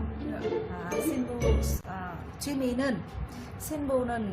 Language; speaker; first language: Korean; non-native, learner; Vietnamese